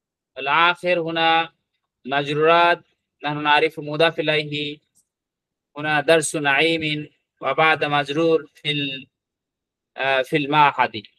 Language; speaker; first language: Arabic; non-native, fluent; Bangla